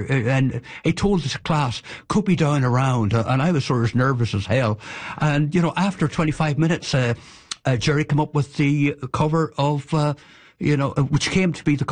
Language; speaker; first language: English; native; English